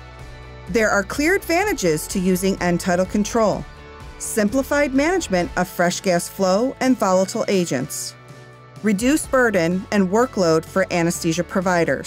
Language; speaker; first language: English; native; English